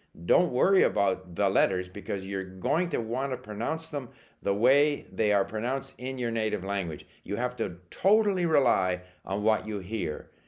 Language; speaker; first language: English; native; English